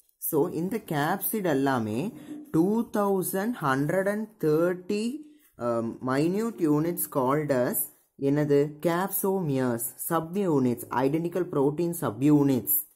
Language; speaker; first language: English; non-native, local second language; Tamil